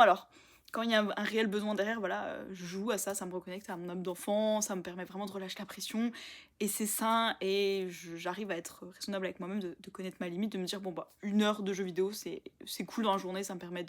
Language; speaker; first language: French; native; French